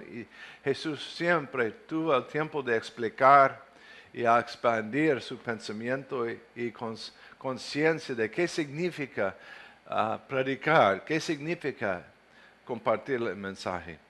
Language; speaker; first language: Spanish; non-native, fluent; English